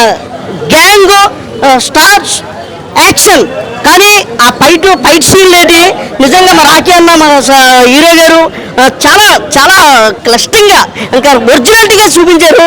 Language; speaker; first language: Telugu; native; Telugu